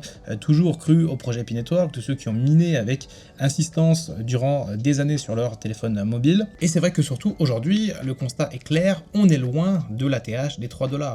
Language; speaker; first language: French; native; French